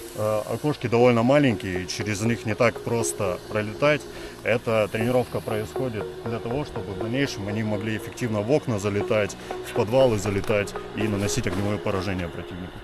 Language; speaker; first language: Russian; non-native, local second language; Ukrainian